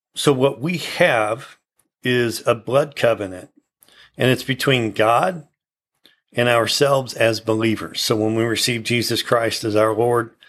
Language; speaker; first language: English; native; English